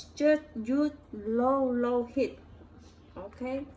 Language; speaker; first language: English; non-native, learner; Vietnamese